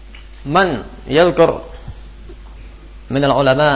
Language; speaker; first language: Arabic; non-native, fluent; Indonesian